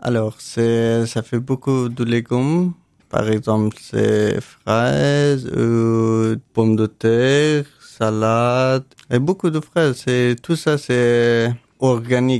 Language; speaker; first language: French; non-native, learner; Persian